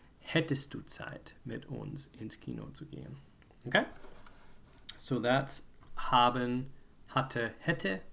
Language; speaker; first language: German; non-native, fluent; English